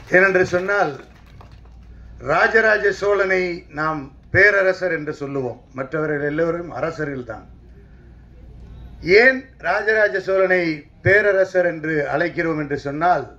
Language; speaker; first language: Tamil; native; Tamil